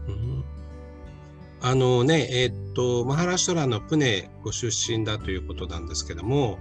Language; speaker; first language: Japanese; native; Japanese